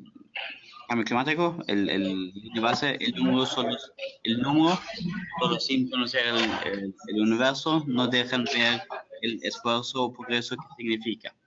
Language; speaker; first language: Spanish; non-native, fluent; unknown